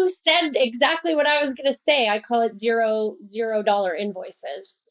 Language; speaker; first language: English; native; English